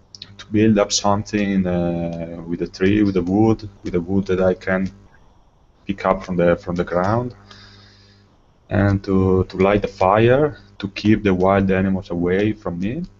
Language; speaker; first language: English; non-native, learner; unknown